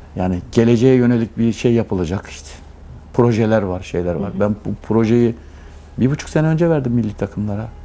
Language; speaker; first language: Turkish; native; Turkish